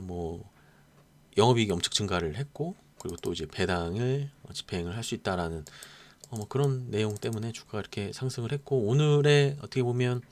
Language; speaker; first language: Korean; native; Korean